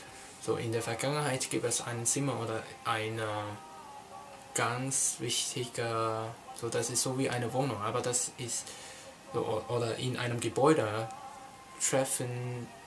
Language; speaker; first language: German; non-native, learner; Cantonese